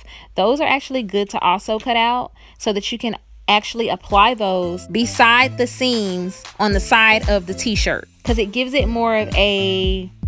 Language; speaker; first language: English; native; English